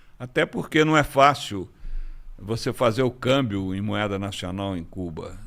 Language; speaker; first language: Portuguese; native; Portuguese